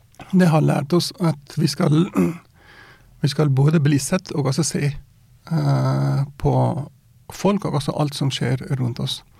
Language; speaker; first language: Norwegian; non-native, fluent; Persian